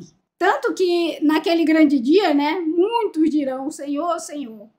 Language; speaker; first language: Portuguese; native; Portuguese